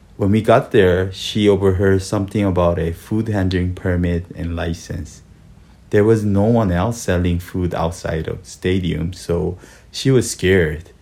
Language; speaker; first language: English; early bilingual, other home language; Korean